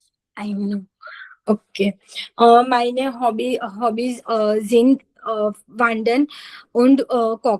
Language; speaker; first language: German; non-native, learner; Gujarati